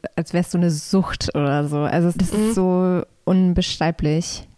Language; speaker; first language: German; early bilingual, other home language; Polish